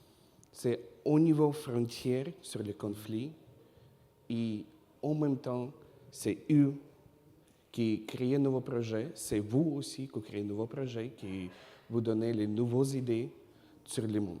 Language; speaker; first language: French; non-native, fluent; Russian